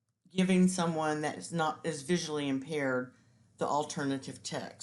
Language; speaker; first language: English; native; English